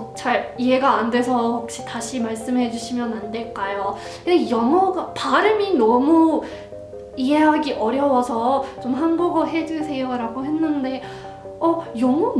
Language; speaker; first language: Korean; non-native, fluent; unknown